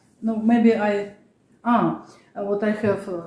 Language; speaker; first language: English; non-native, learner; Russian